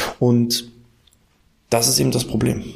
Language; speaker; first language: German; native; German